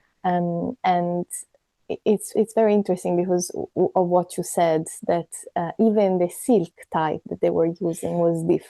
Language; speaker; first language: English; non-native, fluent; Italian